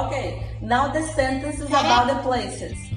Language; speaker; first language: English; non-native, fluent; Portuguese